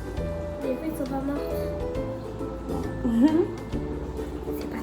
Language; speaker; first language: French; native; French